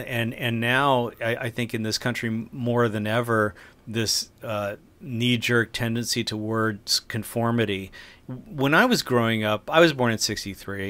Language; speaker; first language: English; native; English